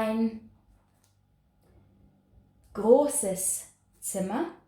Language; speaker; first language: German; non-native, fluent; English